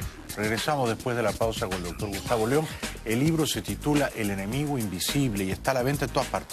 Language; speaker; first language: Spanish; native; Spanish